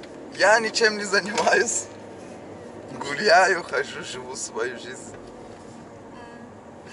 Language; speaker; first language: Russian; non-native, learner; Turkish